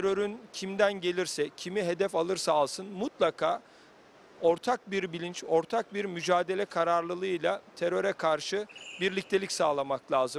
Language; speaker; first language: Turkish; native; Turkish